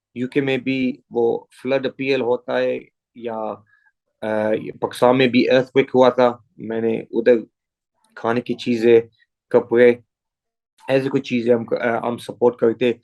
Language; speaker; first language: Hindi; early bilingual, heritage; English